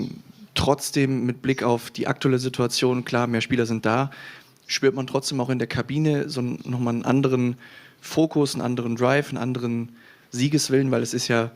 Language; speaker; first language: German; native; German